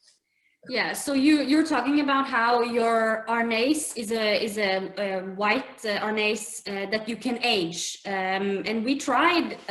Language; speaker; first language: English; non-native, fluent; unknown